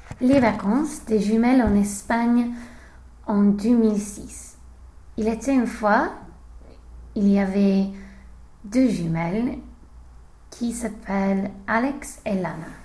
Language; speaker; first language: French; non-native, learner; English